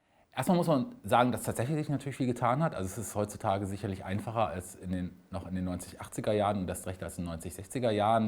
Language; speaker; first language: German; native; German